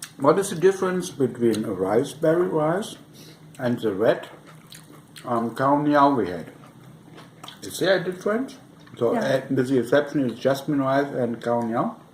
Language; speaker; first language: English; non-native, fluent; German